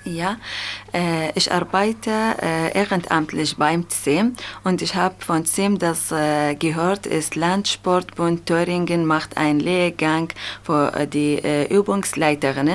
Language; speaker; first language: German; non-native, learner; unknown